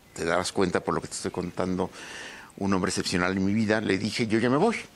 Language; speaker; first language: Spanish; native; Spanish